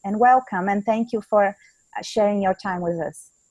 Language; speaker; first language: English; non-native, fluent; Portuguese